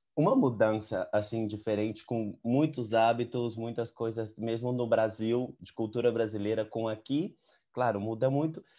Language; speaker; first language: Portuguese; native; Portuguese